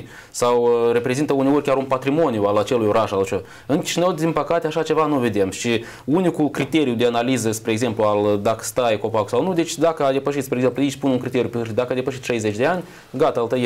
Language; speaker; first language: Romanian; native; Romanian